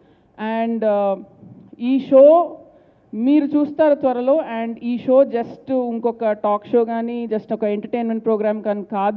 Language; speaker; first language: Telugu; native; Telugu